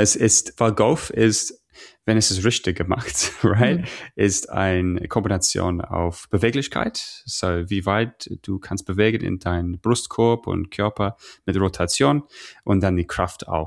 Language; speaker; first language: German; non-native, learner; English